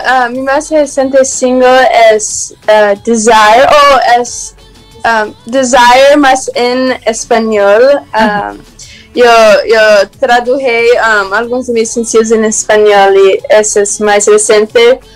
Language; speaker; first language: Spanish; non-native, learner; Portuguese